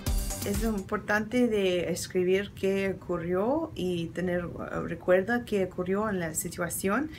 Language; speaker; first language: Spanish; non-native, learner; English